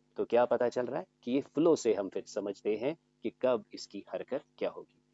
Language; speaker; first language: Urdu; native; Urdu